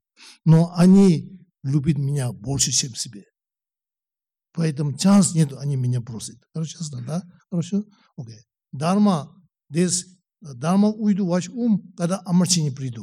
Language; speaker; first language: Russian; non-native, learner; Tibetan